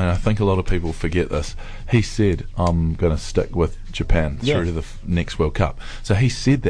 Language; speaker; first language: English; native; English